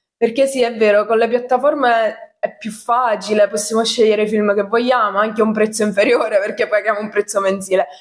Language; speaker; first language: Italian; native; Italian